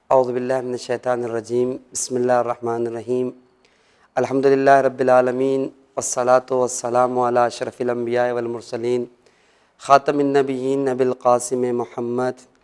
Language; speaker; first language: Urdu; native; Urdu